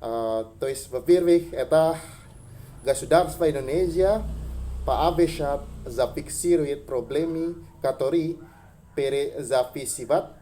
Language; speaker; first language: Russian; non-native, learner; Indonesian